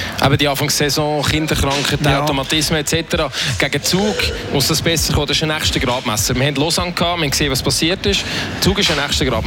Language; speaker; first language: German; native; German